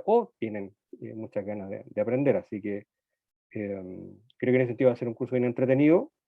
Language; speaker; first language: Spanish; native; Spanish